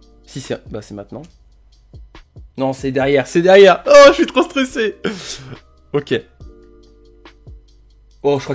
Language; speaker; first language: French; native; French